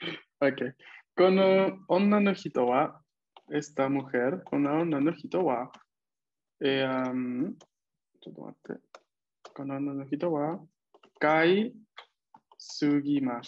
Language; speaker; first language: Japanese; non-native, fluent; Spanish